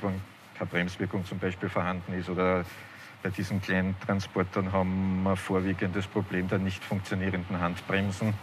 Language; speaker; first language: German; native; German